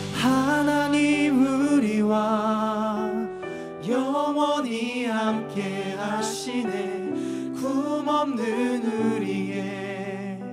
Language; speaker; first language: Korean; native; Korean